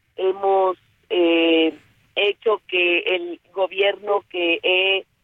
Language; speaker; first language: Spanish; native; Spanish